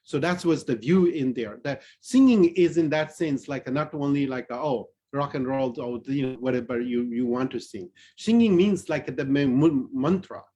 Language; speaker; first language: English; non-native, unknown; Newari